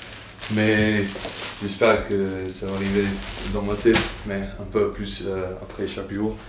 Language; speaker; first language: French; non-native, learner; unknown